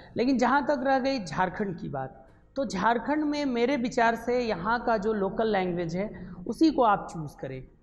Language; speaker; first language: Hindi; native; Hindi